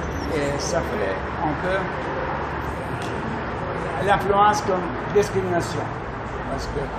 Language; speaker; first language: French; non-native, learner; Russian